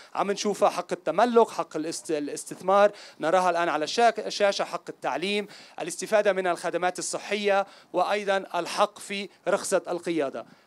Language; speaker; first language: Arabic; native; Arabic